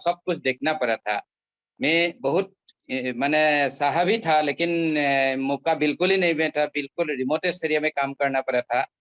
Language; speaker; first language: Hindi; non-native, local second language; Assamese